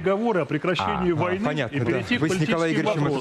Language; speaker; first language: Russian; native; Russian